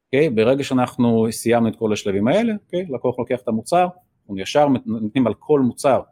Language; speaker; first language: Hebrew; early bilingual, other home language; Russian